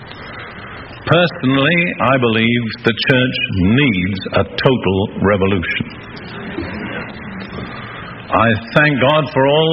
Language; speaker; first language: English; native; English